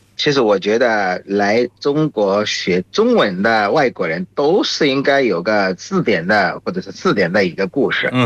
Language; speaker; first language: Chinese; non-native, fluent; Bangla